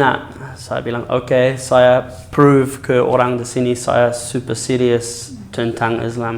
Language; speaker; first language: Indonesian; non-native, learner; English